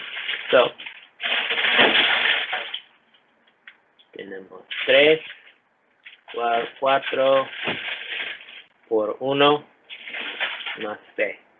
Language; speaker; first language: Spanish; non-native, learner; English